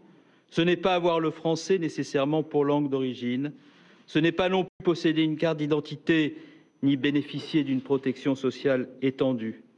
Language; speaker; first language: French; native; French